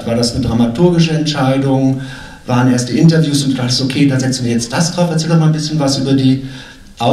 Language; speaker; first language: German; native; German